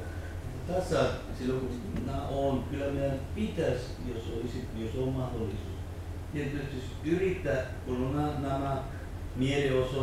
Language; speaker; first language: Finnish; non-native, fluent; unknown